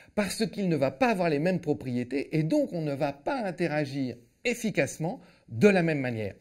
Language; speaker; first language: French; native; French